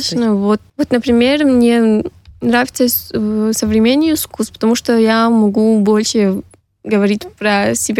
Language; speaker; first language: Russian; non-native, learner; Arabic